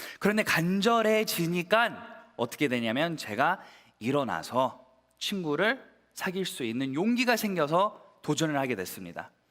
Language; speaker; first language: Korean; early bilingual, heritage; Korean